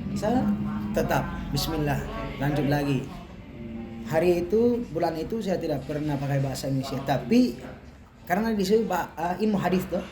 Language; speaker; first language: Indonesian; non-native, fluent; Thai